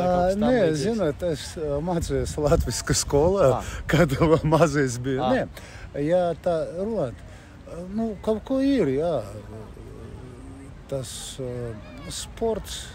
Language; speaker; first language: Latvian; non-native, local second language; Russian